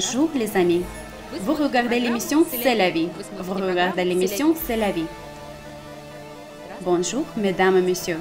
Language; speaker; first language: French; non-native, fluent; Russian